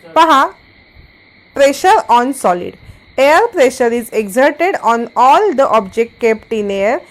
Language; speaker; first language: English; non-native, local second language; Marathi